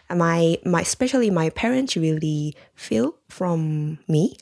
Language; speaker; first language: English; non-native, learner; Korean